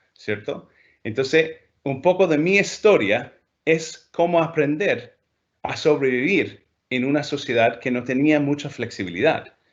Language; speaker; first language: Spanish; non-native, fluent; English